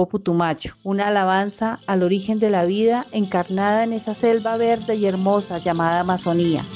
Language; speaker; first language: Spanish; native; Spanish